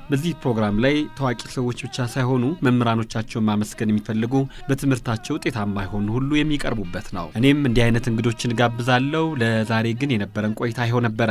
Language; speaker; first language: Amharic; native; Amharic